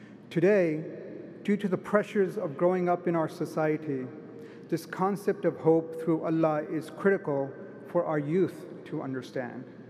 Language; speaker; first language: English; native; English